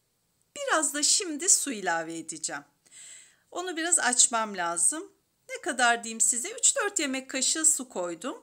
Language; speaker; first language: Turkish; native; Turkish